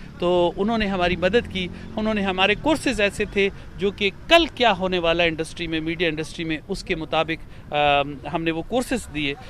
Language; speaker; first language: Urdu; non-native, local second language; Pashto